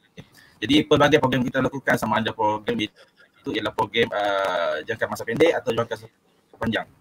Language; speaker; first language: Malay; native; Malay